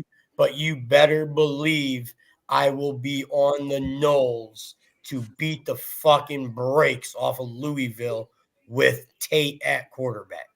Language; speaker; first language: English; native; English